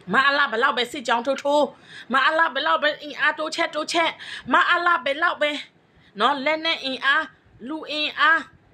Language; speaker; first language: Burmese; non-native, local second language; S'gaw Karen